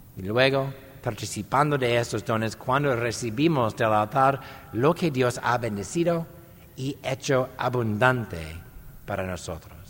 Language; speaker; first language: Spanish; non-native, fluent; English